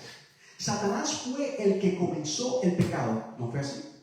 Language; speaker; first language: Spanish; native; Spanish